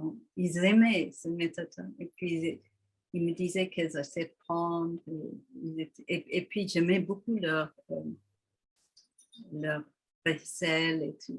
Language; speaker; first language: French; non-native, fluent; English